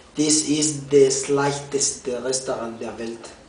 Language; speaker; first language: German; non-native, learner; Spanish